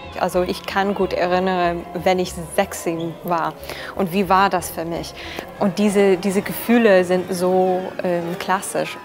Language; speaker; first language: German; non-native, fluent; English